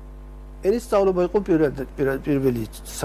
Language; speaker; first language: Georgian; early bilingual, heritage; Georgian